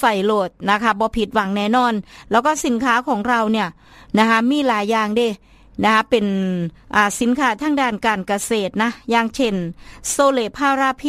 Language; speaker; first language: Thai; non-native, local second language; Northeastern Thai